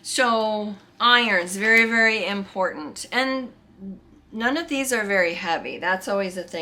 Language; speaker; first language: English; native; English